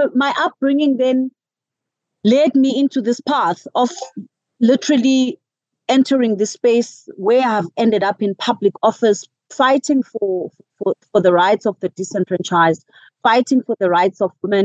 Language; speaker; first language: English; non-native, local second language; Xhosa